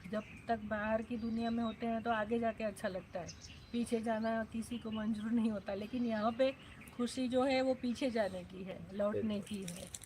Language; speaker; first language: Hindi; native; Hindi